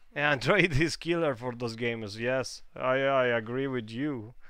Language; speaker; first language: English; non-native, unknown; Italian